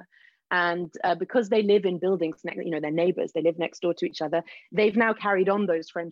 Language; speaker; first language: English; native; English